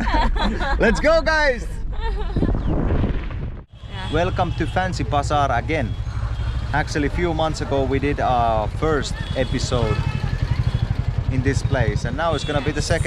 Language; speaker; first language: English; non-native, fluent; Finnish